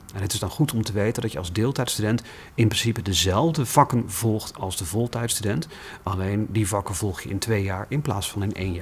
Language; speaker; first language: Dutch; native; Dutch